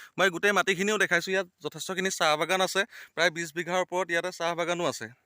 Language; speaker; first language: Assamese; native; Assamese